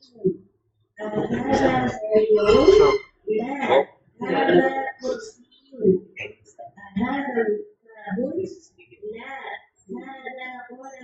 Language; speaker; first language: Arabic; non-native, learner; Indonesian